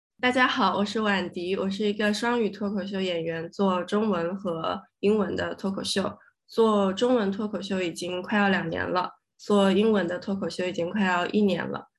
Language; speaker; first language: Chinese; native; Chinese